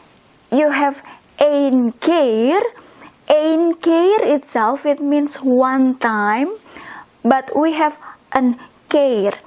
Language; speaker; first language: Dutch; non-native, fluent; Indonesian